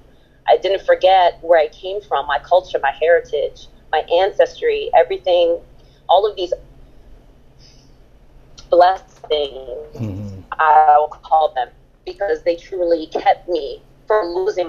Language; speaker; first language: English; early bilingual, other home language; German